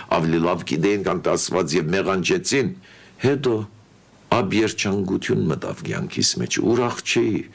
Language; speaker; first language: Armenian; early bilingual, heritage; Armenian